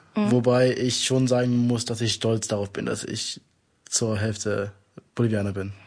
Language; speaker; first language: German; native; German